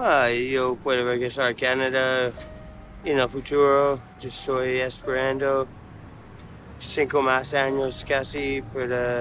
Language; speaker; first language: Spanish; non-native, learner; English